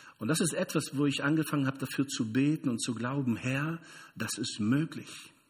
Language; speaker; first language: German; non-native, fluent; Portuguese